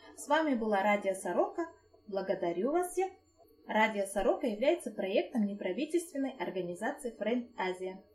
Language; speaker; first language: Russian; native; Russian